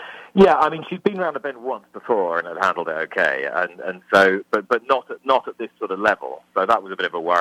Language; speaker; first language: English; native; English